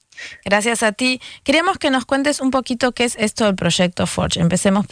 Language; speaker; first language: Spanish; native; Spanish